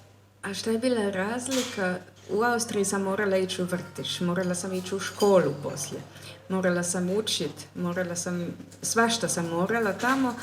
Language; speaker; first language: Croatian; early bilingual, heritage; German